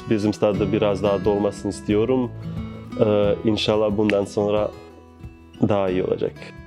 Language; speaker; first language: Turkish; non-native, fluent; Bosnian